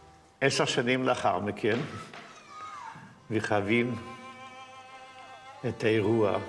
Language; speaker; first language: Hebrew; non-native, fluent; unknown